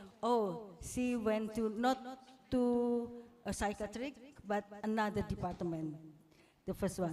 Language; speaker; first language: English; non-native, fluent; Indonesian